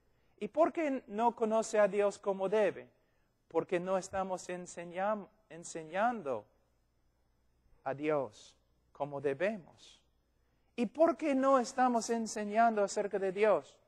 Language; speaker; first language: Spanish; non-native, fluent; English